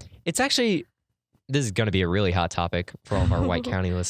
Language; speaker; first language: English; native; English